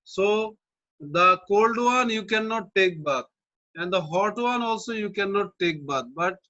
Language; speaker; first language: English; non-native, local second language; Bangla